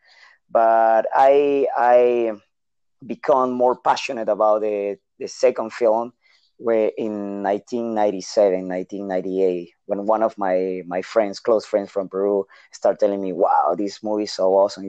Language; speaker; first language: English; non-native, learner; Spanish